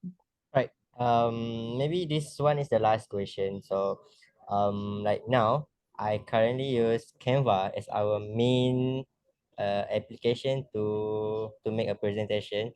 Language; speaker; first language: English; non-native, learner; Malay